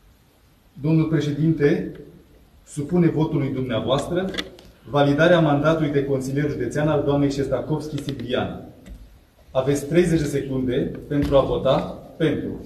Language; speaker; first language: Romanian; native; Romanian